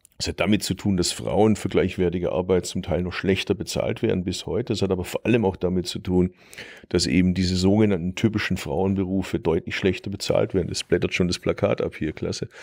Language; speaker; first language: German; early bilingual, other home language; Turkish